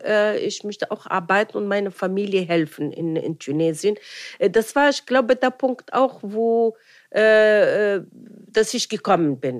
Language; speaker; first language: German; non-native, fluent; Arabic